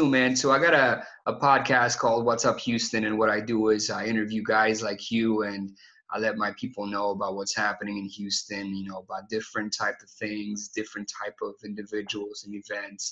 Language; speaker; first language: English; non-native, fluent; Albanian